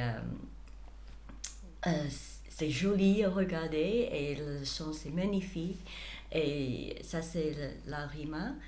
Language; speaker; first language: French; non-native, fluent; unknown